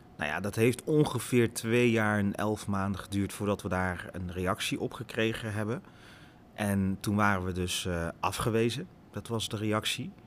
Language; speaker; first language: Dutch; early bilingual, other home language; Lingala